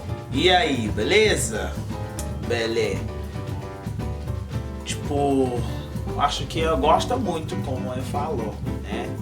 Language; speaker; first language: Portuguese; non-native, learner; English